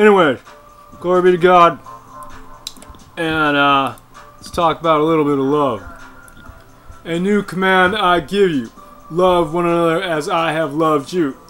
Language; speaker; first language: English; native; English